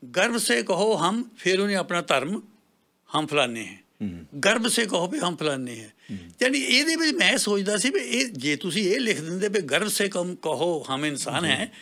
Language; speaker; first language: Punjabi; native; Punjabi